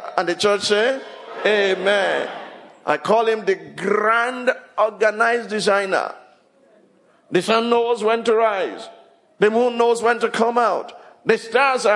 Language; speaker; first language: English; non-native, local second language; Yoruba